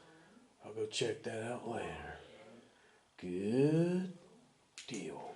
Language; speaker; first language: English; native; English